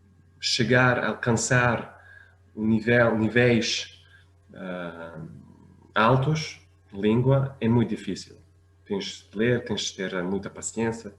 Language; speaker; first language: Portuguese; non-native, fluent; French